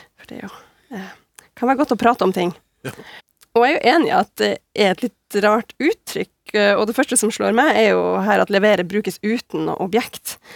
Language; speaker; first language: Norwegian; native; Norwegian